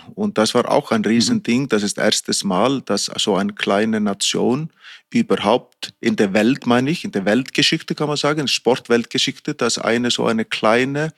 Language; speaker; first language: German; non-native, fluent; Icelandic